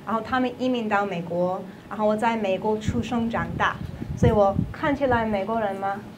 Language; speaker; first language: Chinese; non-native, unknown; English